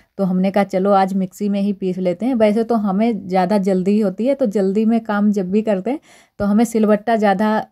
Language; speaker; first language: Hindi; native; Hindi